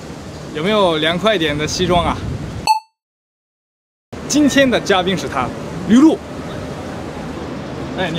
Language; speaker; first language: Chinese; non-native, fluent; Japanese